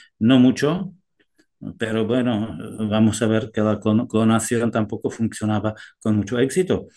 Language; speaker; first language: Spanish; non-native, fluent; Czech